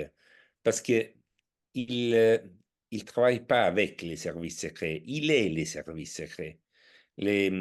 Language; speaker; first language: French; non-native, fluent; Italian